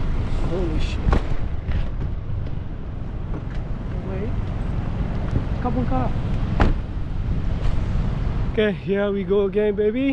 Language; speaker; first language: English; non-native, learner; Burmese